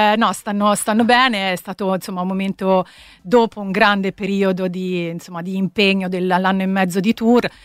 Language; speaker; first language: Italian; native; Italian